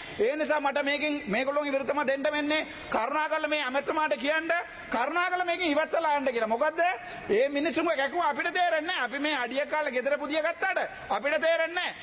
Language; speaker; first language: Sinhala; non-native, local second language; Tamil